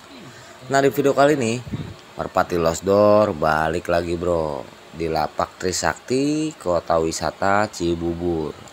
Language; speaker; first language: Indonesian; native; Indonesian